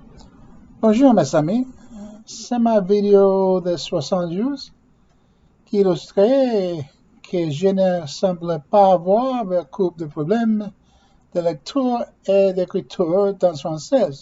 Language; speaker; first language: French; non-native, learner; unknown